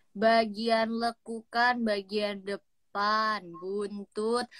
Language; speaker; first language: Indonesian; native; Indonesian